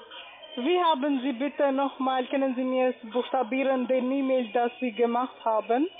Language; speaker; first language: German; non-native, learner; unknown